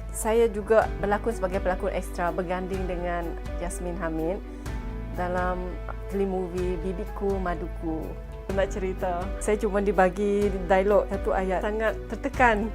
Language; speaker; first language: Malay; non-native, local second language; Iban